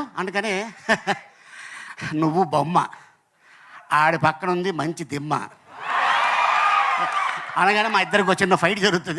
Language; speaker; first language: Telugu; native; Telugu